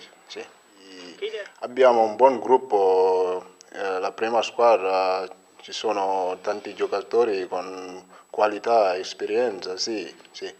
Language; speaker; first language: Italian; non-native, fluent; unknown